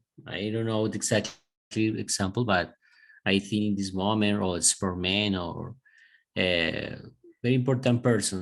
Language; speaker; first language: English; non-native, learner; Spanish